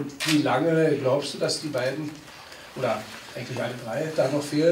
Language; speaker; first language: German; native; German